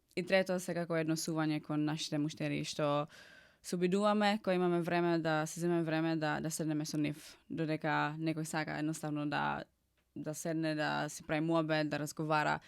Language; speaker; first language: Macedonian; non-native, fluent; Czech